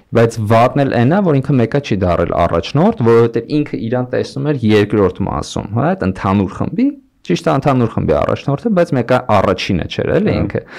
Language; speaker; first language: Armenian; native; Armenian